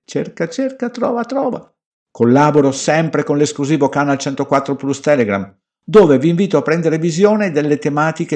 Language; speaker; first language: Italian; native; Italian